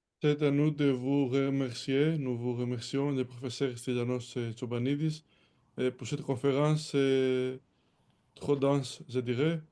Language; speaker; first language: French; non-native, fluent; Greek